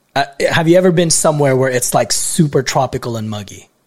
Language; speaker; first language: English; non-native, local second language; Filipino